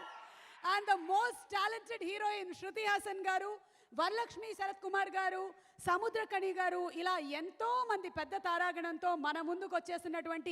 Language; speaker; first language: Telugu; native; Telugu